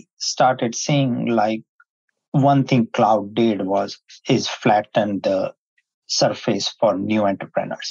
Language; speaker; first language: English; non-native, local second language; Hindi